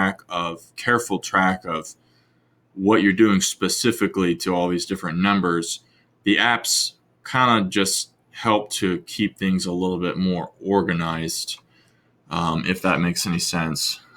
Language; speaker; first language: English; native; English